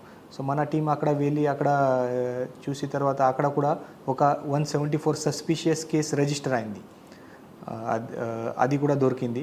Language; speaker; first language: Telugu; non-native, fluent; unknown